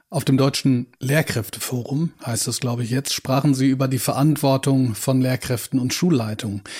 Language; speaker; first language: German; native; German